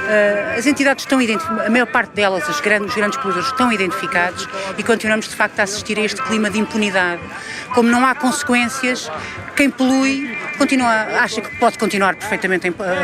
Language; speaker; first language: Portuguese; native; Portuguese